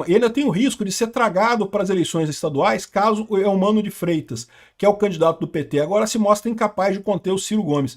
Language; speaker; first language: Portuguese; native; Portuguese